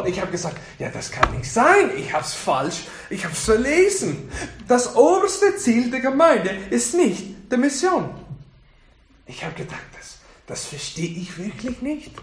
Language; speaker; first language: German; non-native, fluent; English